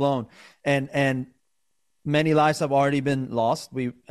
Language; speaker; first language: English; native; English